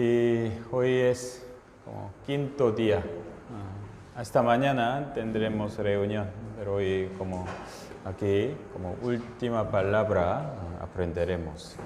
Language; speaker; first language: Spanish; non-native, fluent; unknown